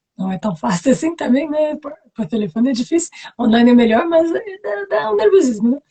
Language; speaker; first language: Portuguese; non-native, fluent; French